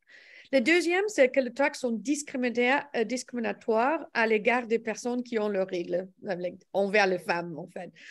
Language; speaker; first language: French; non-native, learner; English